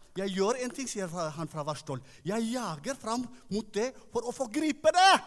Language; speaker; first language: Norwegian; non-native, fluent; Tigrinya